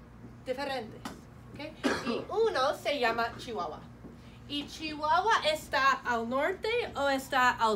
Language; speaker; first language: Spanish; non-native, fluent; English